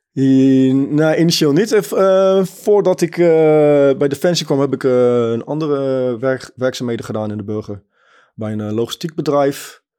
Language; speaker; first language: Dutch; early bilingual, other home language; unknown